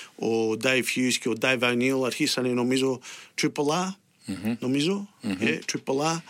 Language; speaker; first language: Greek; early bilingual, heritage; Greek